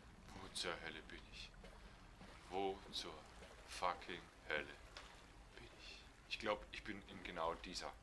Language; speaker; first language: German; native; German